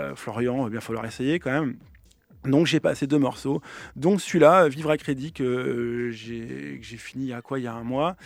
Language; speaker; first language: French; native; French